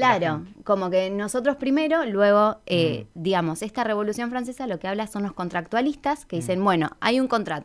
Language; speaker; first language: Spanish; native; Spanish